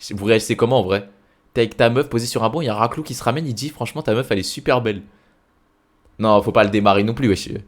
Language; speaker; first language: French; native; French